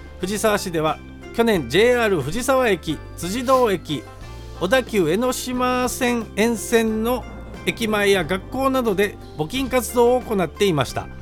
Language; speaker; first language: Japanese; native; Japanese